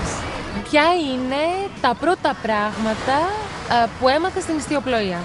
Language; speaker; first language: Greek; native; Greek